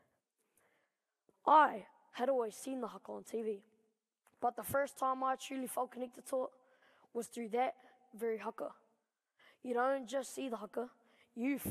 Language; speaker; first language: English; native; English